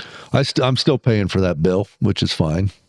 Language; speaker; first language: English; native; English